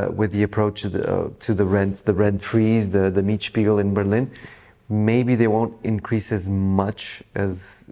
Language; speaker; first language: English; non-native, fluent; Portuguese